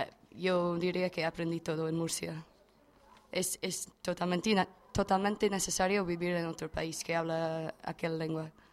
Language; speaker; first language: Spanish; non-native, fluent; English